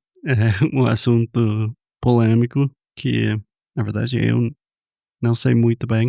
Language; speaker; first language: Portuguese; non-native, fluent; English